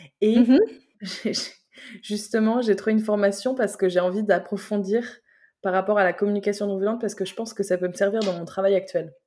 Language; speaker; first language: French; native; French